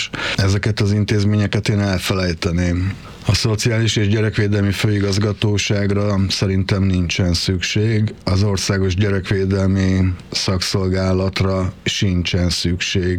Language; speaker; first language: Hungarian; native; Hungarian